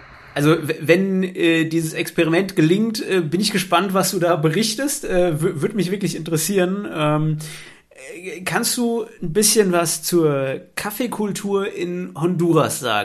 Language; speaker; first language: German; native; German